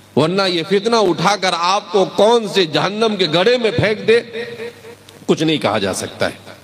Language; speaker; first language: Urdu; non-native, local second language; Gujarati